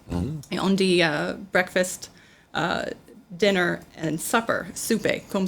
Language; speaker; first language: French; non-native, learner; English